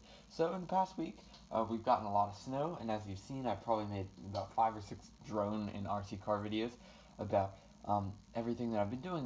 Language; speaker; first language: English; native; English